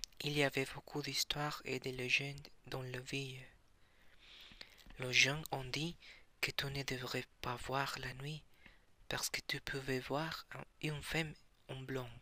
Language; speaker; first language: French; non-native, learner; Spanish